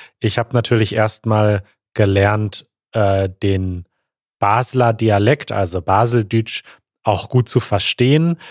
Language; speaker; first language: German; native; German